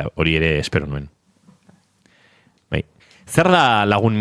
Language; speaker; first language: Basque; native; Basque